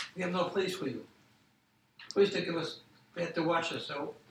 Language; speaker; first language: English; non-native, fluent; Polish